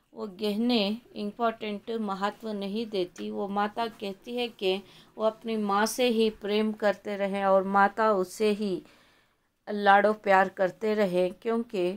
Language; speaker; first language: Hindi; non-native, local second language; Kannada